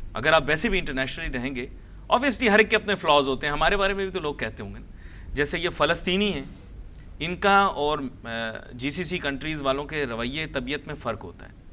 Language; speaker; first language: Urdu; non-native, local second language; Punjabi